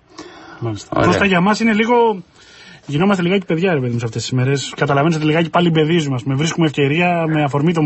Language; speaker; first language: Greek; native; Greek